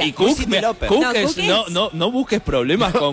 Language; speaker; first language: Spanish; native; Spanish